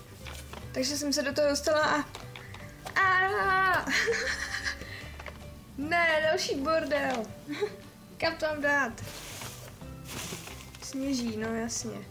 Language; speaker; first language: Czech; native; Czech